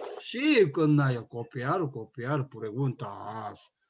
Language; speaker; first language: Spanish; non-native, learner; Korean